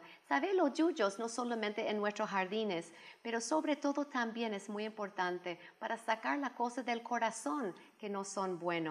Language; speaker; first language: Spanish; non-native, fluent; English